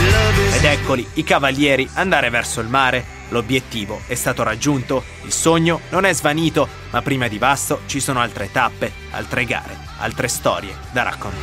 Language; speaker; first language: Italian; native; Italian